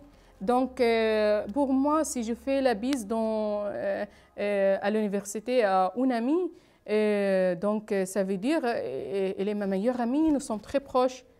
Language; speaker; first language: French; non-native, fluent; Arabic